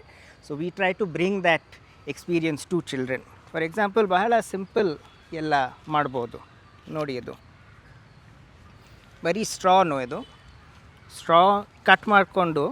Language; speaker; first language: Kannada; non-native, local second language; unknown